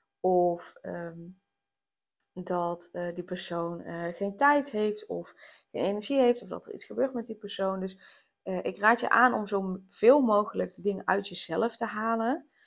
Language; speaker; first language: Dutch; native; Dutch